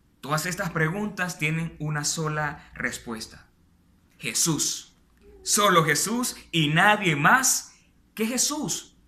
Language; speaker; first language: Spanish; native; Spanish